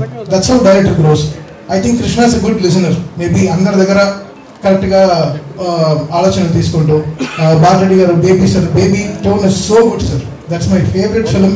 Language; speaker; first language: Telugu; native; Telugu